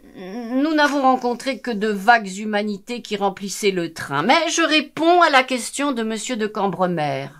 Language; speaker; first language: French; native; French